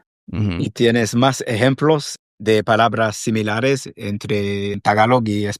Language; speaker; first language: Spanish; non-native, fluent; English